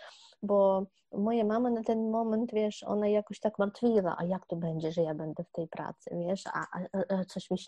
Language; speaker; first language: Polish; non-native, fluent; Ukrainian